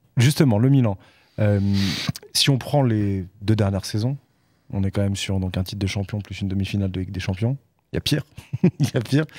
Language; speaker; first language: French; native; French